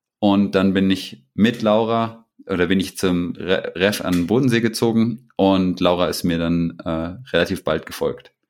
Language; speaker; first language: German; native; German